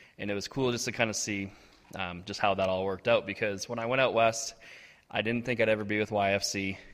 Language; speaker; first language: English; native; English